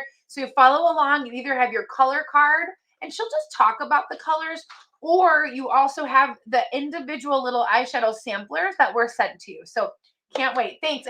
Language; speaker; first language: English; native; English